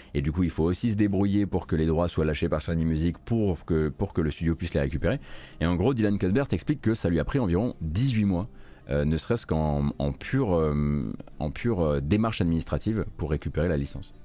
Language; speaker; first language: French; native; French